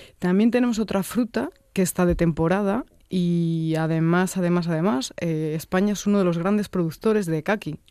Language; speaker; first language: Spanish; native; Spanish